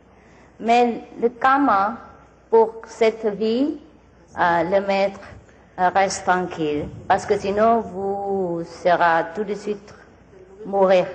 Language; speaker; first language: French; non-native, learner; Vietnamese